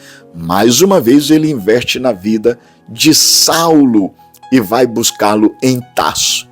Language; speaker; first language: Portuguese; native; Portuguese